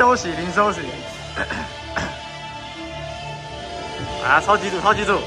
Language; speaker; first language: Chinese; native; Chinese